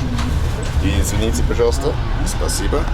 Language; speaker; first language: Russian; non-native, learner; English